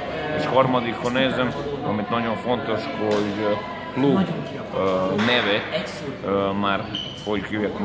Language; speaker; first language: Hungarian; non-native, learner; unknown